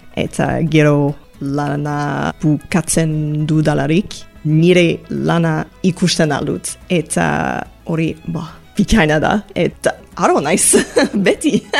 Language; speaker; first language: Basque; non-native, learner; English